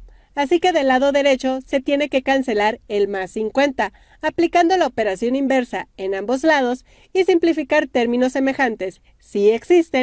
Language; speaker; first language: Spanish; native; Spanish